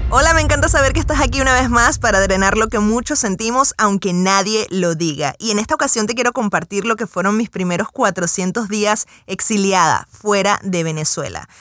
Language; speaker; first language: Spanish; native; Spanish